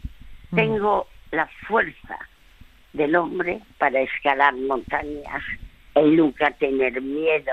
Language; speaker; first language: Spanish; early bilingual, other home language; French